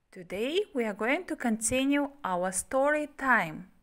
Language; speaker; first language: English; non-native, fluent; Kazakh